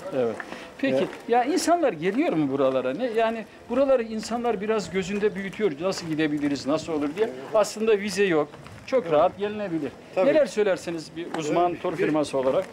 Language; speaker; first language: Turkish; native; Turkish